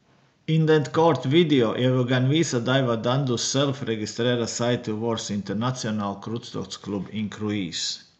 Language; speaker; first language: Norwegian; non-native, learner; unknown